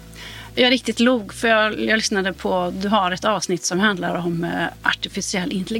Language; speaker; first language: Swedish; native; Swedish